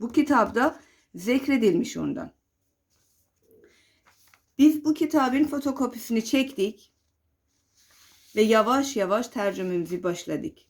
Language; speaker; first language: Turkish; non-native, fluent; Persian